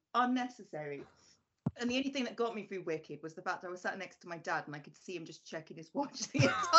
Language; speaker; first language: English; native; English